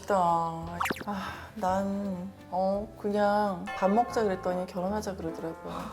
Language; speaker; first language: Korean; native; Korean